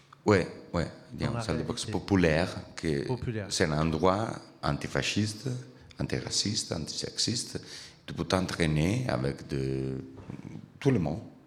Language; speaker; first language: French; non-native, learner; Italian